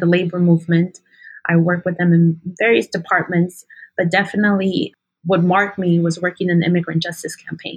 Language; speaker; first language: English; early bilingual, other home language; Spanish